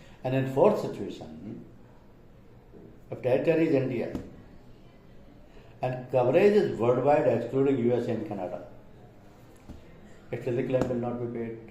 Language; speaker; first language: English; non-native, local second language; Hindi